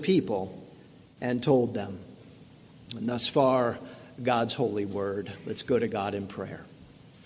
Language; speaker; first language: English; native; English